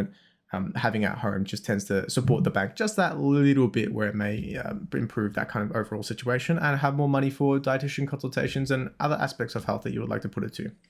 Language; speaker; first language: English; native; English